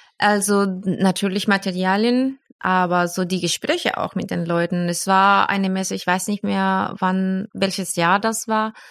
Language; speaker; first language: German; non-native, fluent; Spanish